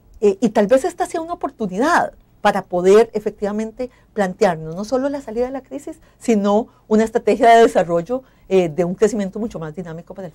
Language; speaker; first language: Spanish; native; Spanish